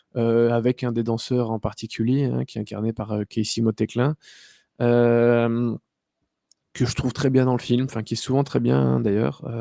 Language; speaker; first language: French; native; French